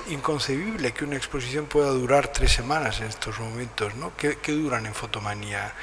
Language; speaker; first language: Spanish; non-native, local second language; Catalan